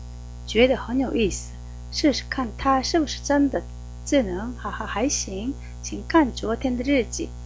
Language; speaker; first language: Chinese; non-native, fluent; Korean